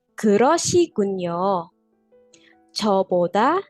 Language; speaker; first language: Korean; non-native, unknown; Indonesian